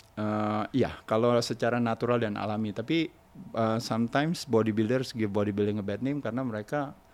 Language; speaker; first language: Indonesian; native; Indonesian